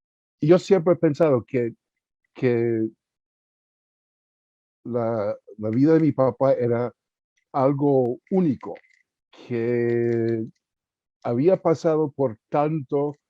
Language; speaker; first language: Spanish; early bilingual, heritage; Spanish